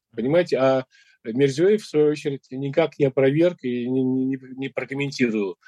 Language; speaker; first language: Russian; non-native, local second language; Uzbek